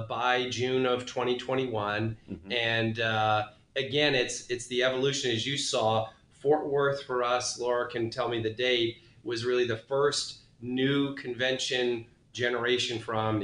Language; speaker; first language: English; native; English